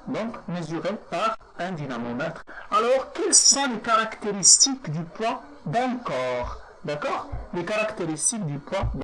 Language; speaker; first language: French; non-native, local second language; Arabic